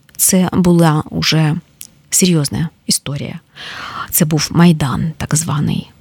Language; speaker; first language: Ukrainian; native; Ukrainian